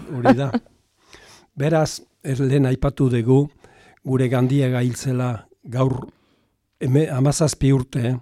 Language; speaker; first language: Basque; native; Basque